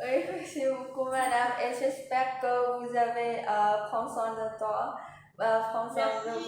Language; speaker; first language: French; non-native, learner; Vietnamese